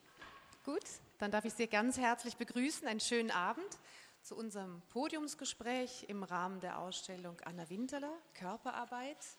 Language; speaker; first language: German; native; German